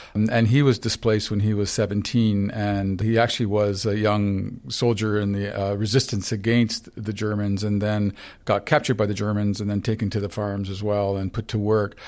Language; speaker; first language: English; non-native, fluent; Ukrainian